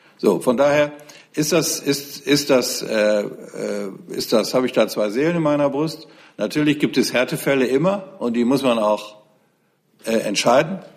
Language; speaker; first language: German; native; German